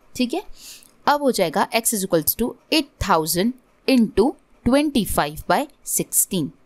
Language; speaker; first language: Hindi; non-native, local second language; Marathi